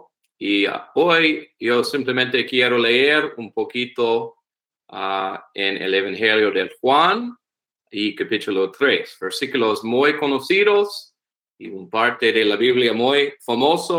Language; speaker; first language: Spanish; non-native, learner; English